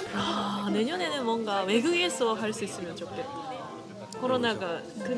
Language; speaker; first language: Korean; non-native, learner; Japanese